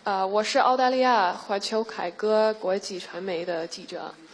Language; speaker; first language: Chinese; non-native, fluent; English